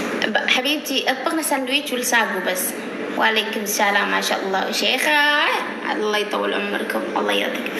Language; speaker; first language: Arabic; non-native, learner; Indonesian